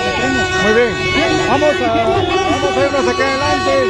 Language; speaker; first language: Spanish; native; Spanish